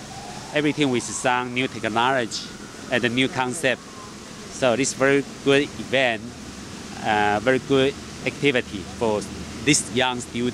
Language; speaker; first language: English; non-native, learner; Chinese